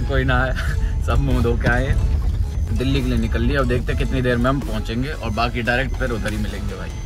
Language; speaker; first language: Hindi; native; Hindi